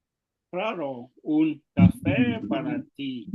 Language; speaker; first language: Spanish; non-native, learner; Swahili